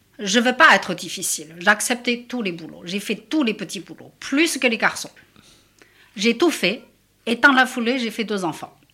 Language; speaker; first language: French; non-native, fluent; Chinese